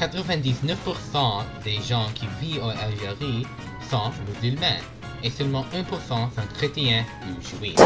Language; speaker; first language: French; non-native, learner; English